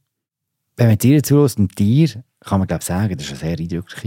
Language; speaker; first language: German; native; German